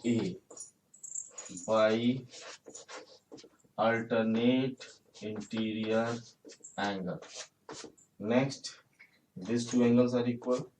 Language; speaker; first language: English; non-native, local second language; Hindi